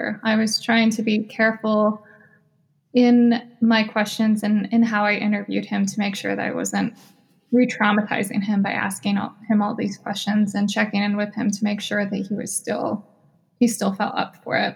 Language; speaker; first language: English; native; English